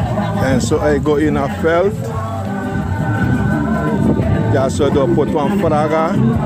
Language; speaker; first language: Dutch; non-native, local second language; Sranan Tongo